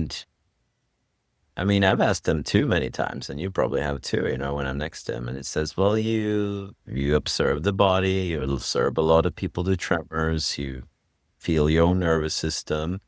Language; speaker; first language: English; non-native, fluent; Swedish